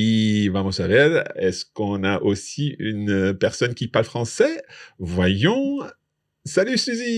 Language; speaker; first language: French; non-native, fluent; English